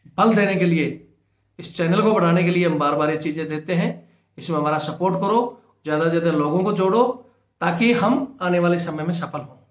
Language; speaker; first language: Hindi; native; Hindi